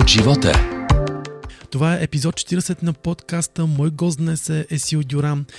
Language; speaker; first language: Bulgarian; native; Bulgarian